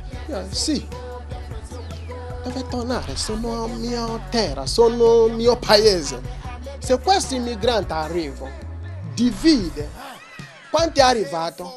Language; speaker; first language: Italian; non-native, learner; Igbo